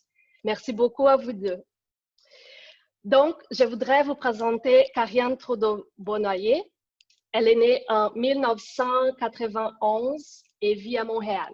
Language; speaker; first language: French; non-native, fluent; Portuguese